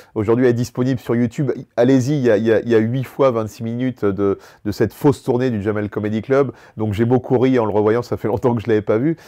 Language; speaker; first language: French; native; French